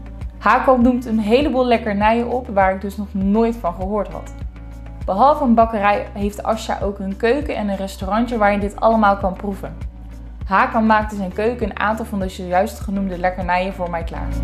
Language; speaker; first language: Dutch; native; Dutch